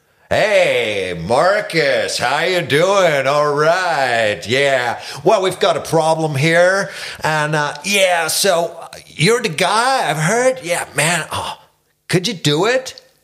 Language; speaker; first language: English; non-native, fluent; Czech